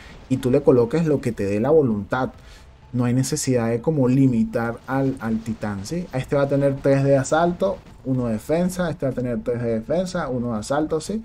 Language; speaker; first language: Spanish; native; Spanish